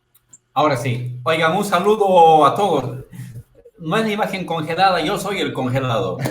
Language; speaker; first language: Spanish; native; Spanish